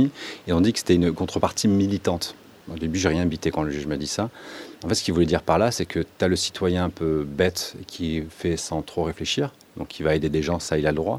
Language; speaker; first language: French; native; French